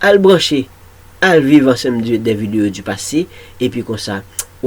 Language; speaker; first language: French; non-native, local second language; Haitian Creole